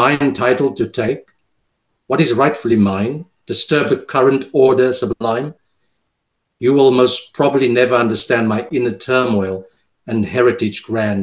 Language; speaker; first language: English; non-native, local second language; Afrikaans